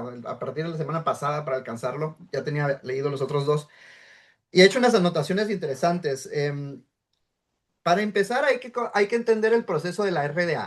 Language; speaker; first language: Spanish; native; Spanish